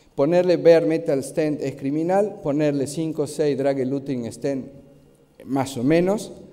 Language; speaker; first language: Spanish; native; Spanish